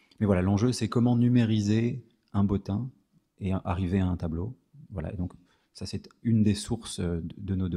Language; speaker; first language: French; native; French